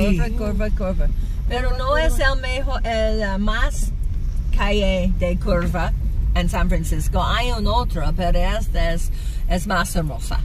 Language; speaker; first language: Spanish; non-native, learner; English